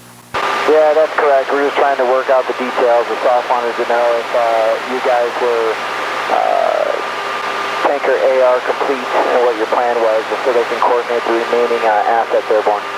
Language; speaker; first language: English; native; English